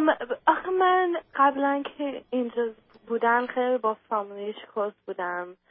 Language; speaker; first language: Persian; early bilingual, other home language; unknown